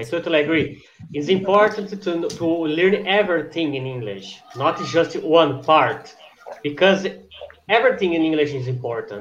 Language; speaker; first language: English; non-native, fluent; Portuguese